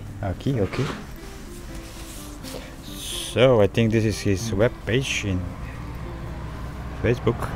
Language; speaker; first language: English; non-native, fluent; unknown